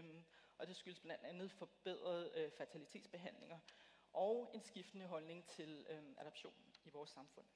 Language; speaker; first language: Danish; native; Danish